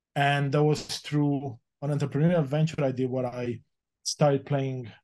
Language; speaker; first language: English; early bilingual, other home language; Romanian